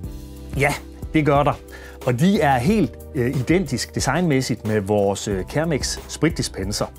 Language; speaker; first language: Danish; native; Danish